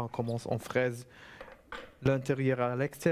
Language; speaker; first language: French; non-native, fluent; German